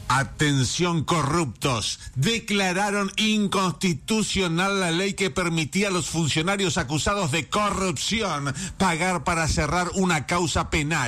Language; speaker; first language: Spanish; native; Spanish